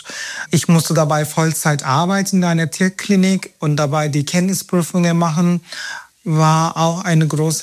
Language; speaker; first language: German; non-native, fluent; Turkish